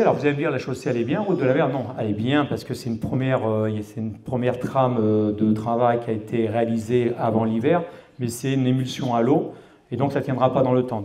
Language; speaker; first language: French; native; French